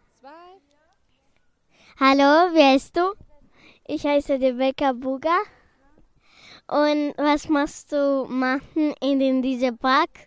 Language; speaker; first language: German; early bilingual, other home language; Romanian